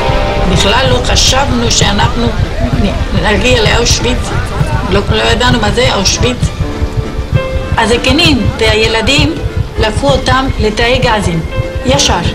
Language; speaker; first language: Hebrew; non-native, fluent; Ladino